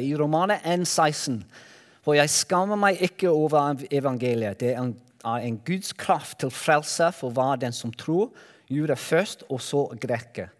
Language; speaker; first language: Norwegian; non-native, learner; Welsh